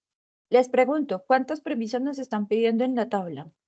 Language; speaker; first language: Spanish; native; Spanish